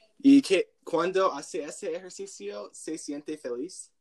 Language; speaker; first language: Spanish; non-native, learner; English